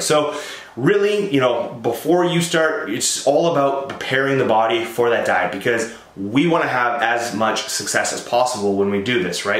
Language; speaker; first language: English; native; English